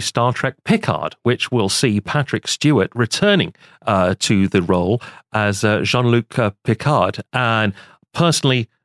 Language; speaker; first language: English; native; English